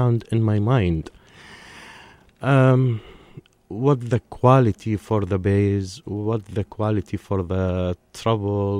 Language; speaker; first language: English; non-native, learner; Arabic